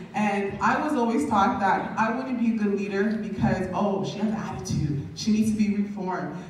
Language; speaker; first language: English; native; English